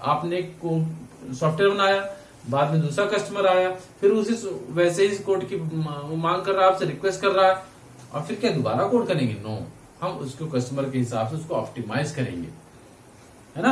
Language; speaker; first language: Hindi; native; Hindi